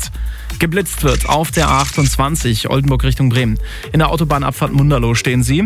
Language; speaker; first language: German; native; German